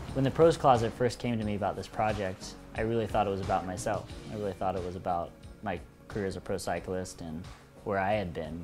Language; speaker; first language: English; native; English